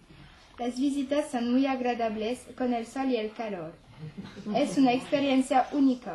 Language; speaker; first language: Spanish; non-native, learner; French